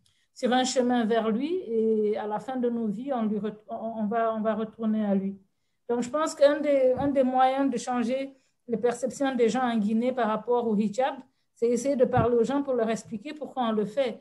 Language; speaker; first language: French; non-native, local second language; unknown